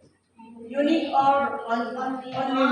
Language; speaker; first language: English; non-native, fluent; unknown